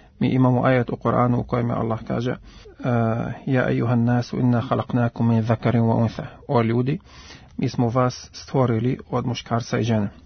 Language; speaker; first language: Serbian; non-native, fluent; Arabic